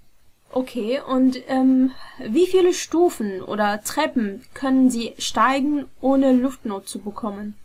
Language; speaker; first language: German; non-native, fluent; Arabic